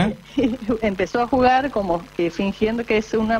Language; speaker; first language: Spanish; non-native, fluent; Japanese